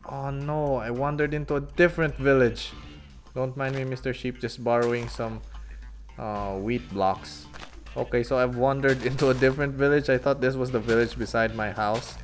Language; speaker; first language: English; non-native, local second language; Filipino